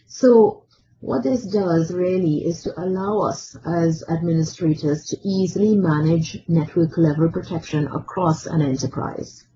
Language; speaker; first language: English; native; English